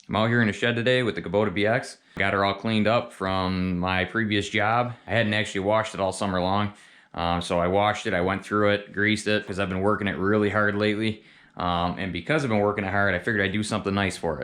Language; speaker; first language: English; native; English